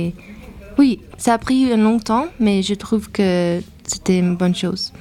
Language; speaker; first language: French; non-native, fluent; English